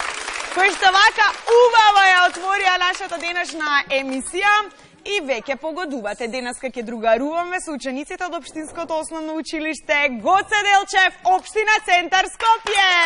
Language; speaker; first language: Macedonian; native; Macedonian